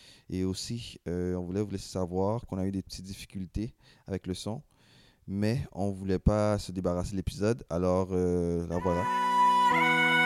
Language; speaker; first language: French; early bilingual, heritage; French